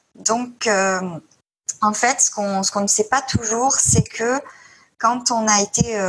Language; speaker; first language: French; native; French